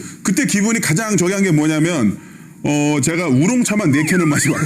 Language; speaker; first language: Korean; native; Korean